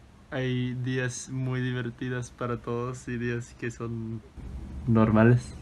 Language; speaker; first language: Spanish; non-native, fluent; English